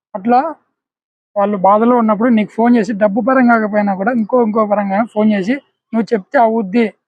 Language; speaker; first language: Telugu; native; Telugu